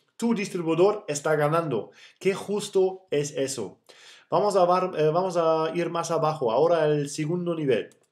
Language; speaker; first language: Spanish; non-native, fluent; German